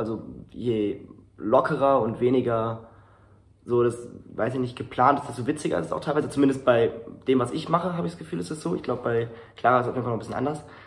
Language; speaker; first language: German; native; German